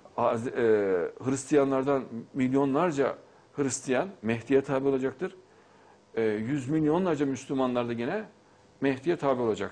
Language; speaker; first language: Turkish; native; Turkish